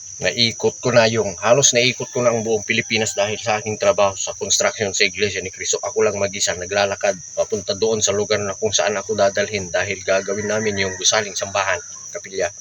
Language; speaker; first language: Filipino; non-native, local second language; Cebuano